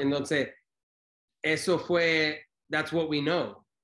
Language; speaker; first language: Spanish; early bilingual, heritage; Spanish